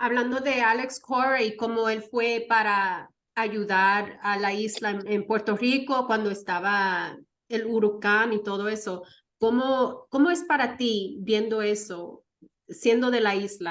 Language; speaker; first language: Spanish; early bilingual, heritage; Spanish